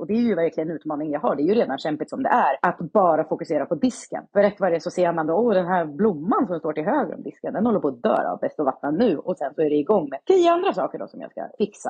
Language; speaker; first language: Swedish; native; Swedish